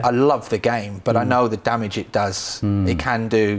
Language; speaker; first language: English; native; English